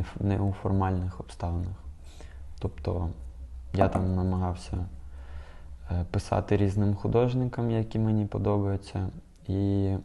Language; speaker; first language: Ukrainian; non-native, local second language; Russian